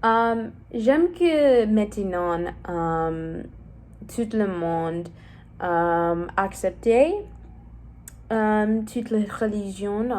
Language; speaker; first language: French; non-native, learner; English